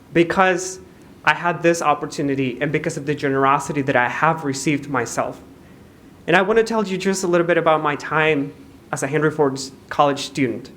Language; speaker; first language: English; non-native, fluent; Spanish